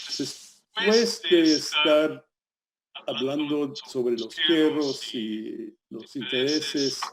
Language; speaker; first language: Spanish; non-native, fluent; English